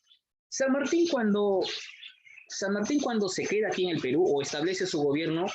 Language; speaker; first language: Spanish; native; Spanish